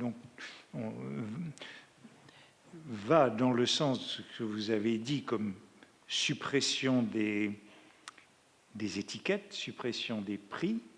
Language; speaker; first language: French; native; French